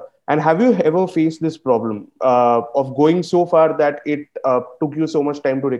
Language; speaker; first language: English; non-native, local second language; Bangla